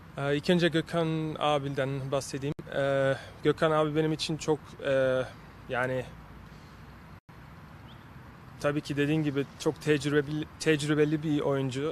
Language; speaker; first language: Turkish; early bilingual, heritage; Turkish